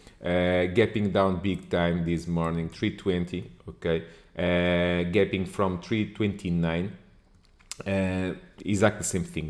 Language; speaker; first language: English; non-native, fluent; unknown